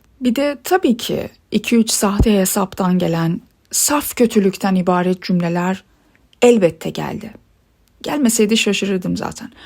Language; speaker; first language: Turkish; early bilingual, other home language; Persian